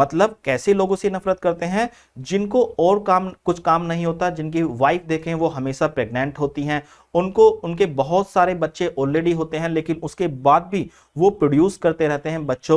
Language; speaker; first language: Hindi; native; Hindi